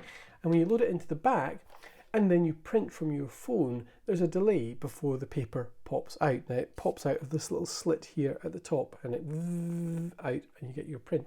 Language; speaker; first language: English; native; English